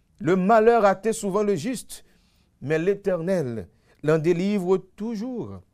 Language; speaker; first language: French; non-native, local second language; Haitian Creole